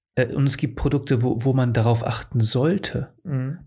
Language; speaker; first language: German; early bilingual, other home language; Portuguese